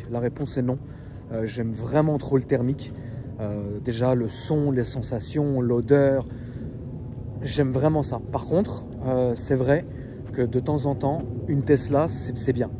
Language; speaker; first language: French; native; French